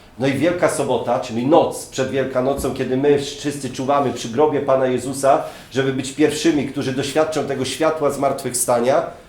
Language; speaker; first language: Polish; native; Polish